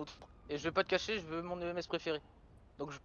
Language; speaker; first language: French; native; French